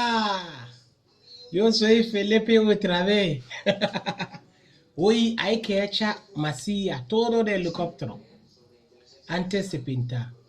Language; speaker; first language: Spanish; non-native, learner; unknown